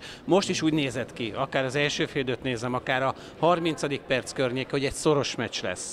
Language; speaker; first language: Hungarian; native; Hungarian